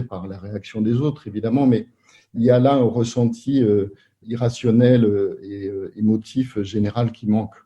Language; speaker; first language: French; native; French